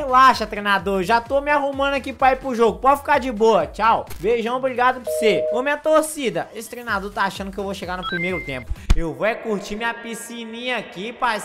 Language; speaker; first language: Portuguese; native; Portuguese